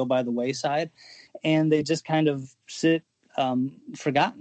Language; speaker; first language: English; native; English